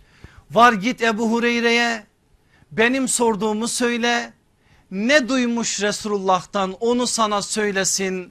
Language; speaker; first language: Turkish; native; Turkish